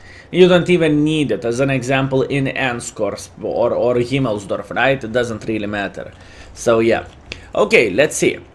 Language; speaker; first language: English; non-native, fluent; Lithuanian